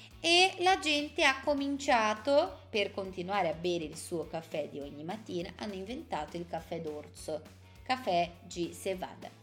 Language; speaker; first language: Italian; non-native, fluent; Portuguese